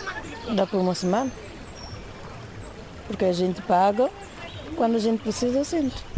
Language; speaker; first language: Portuguese; non-native, learner; Kabuverdianu